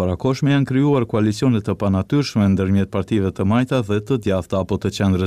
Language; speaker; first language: Albanian; native; Albanian